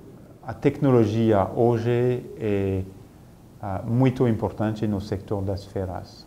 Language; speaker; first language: Portuguese; non-native, fluent; French